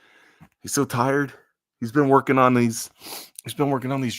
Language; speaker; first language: English; native; English